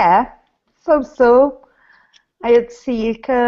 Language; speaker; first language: English; non-native, learner; Italian